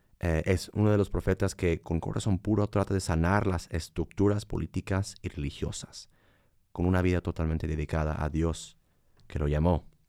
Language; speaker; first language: Spanish; non-native, fluent; English